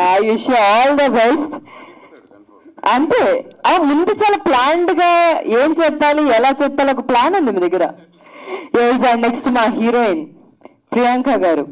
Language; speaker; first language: Telugu; native; Telugu